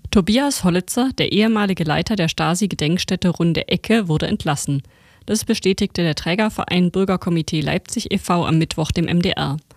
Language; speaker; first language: German; native; German